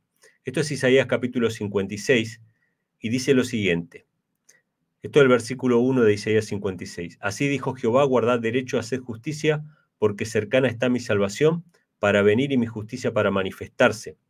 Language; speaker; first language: Spanish; native; Spanish